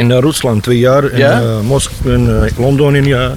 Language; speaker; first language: Dutch; non-native, learner; Bosnian